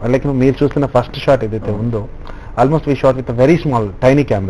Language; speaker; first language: Telugu; native; Telugu